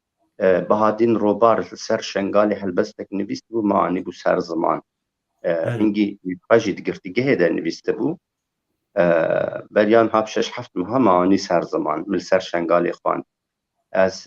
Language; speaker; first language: Kurdish; native; Kurdish